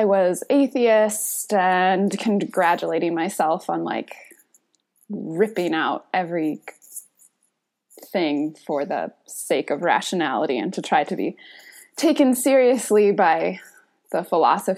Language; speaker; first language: English; native; English